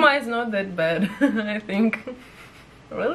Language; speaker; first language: English; non-native, learner; Russian